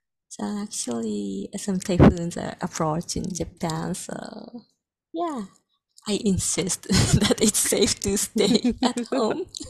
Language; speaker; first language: English; non-native, fluent; Japanese